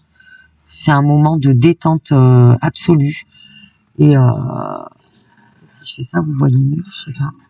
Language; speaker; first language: French; native; French